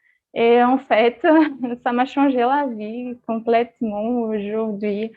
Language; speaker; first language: French; non-native, fluent; Portuguese